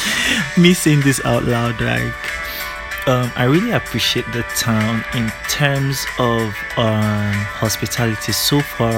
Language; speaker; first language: English; non-native, local second language; Igbo